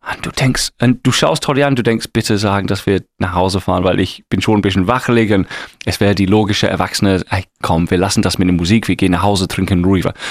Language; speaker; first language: German; non-native, fluent; English